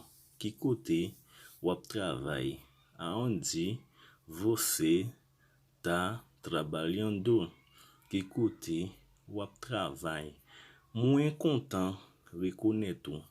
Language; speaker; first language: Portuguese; non-native, learner; Haitian Creole